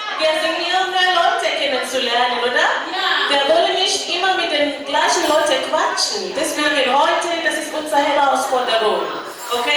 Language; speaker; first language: German; non-native, fluent; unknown